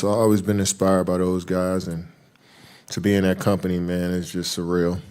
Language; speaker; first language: English; native; English